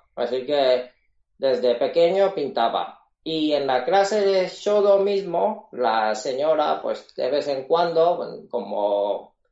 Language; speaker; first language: Spanish; non-native, fluent; Japanese